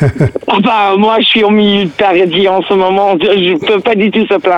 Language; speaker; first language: French; non-native, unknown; English